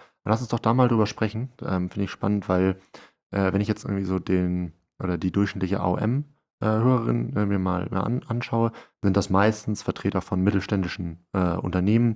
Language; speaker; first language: German; native; German